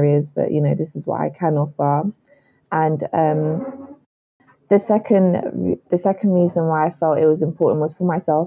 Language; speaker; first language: English; native; English